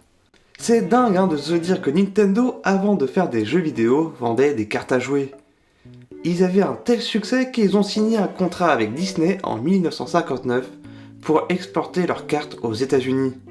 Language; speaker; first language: French; native; French